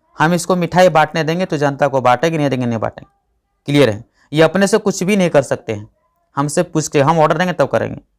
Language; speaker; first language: Hindi; native; Hindi